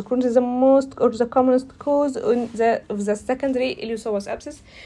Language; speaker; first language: English; non-native, fluent; Arabic